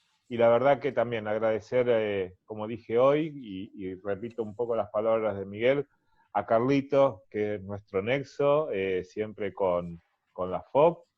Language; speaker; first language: Spanish; native; Spanish